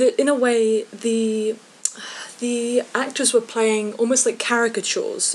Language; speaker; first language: English; native; English